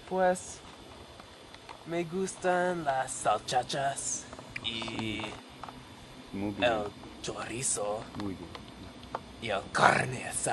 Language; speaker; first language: Spanish; non-native, learner; English